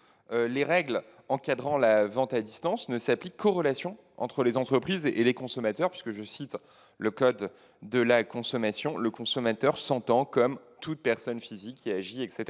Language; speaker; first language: French; native; French